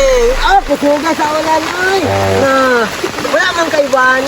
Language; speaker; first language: Filipino; non-native, local second language; Cebuano